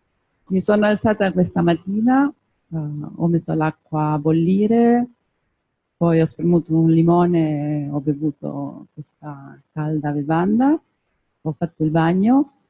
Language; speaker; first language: Italian; non-native, fluent; Spanish